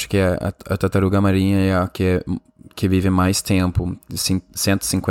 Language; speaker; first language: Portuguese; non-native, fluent; Spanish